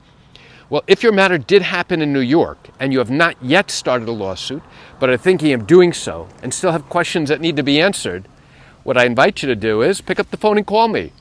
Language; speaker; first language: English; native; English